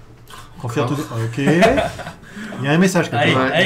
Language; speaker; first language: French; native; French